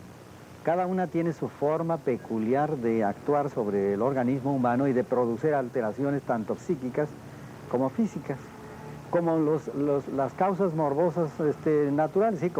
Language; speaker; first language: Spanish; native; Spanish